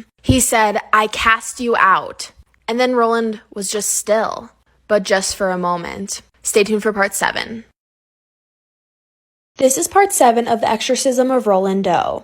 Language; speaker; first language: English; native; English